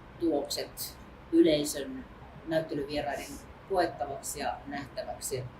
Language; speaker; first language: Finnish; native; Finnish